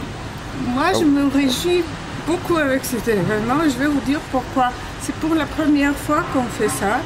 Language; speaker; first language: French; non-native, fluent; Bulgarian